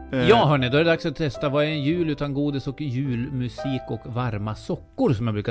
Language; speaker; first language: Swedish; native; Swedish